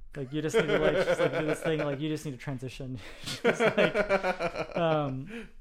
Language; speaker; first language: English; native; English